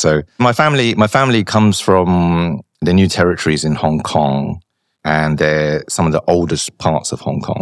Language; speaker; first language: English; native; English